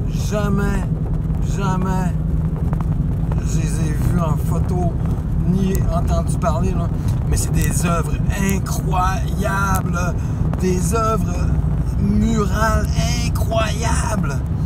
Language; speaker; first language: French; native; French